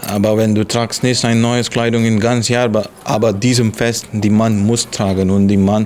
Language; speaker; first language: German; non-native, learner; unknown